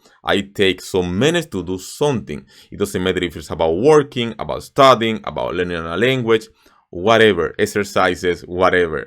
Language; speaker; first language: English; non-native, fluent; Spanish